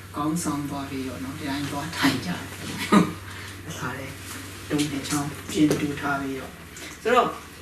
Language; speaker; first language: Burmese; non-native, local second language; Hakha Chin